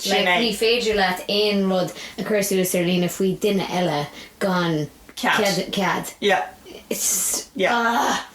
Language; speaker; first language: Irish; non-native, local second language; English